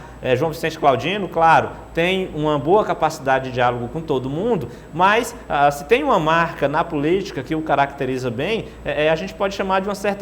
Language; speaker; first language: Portuguese; native; Portuguese